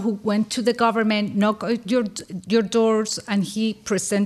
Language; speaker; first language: English; non-native, fluent; Spanish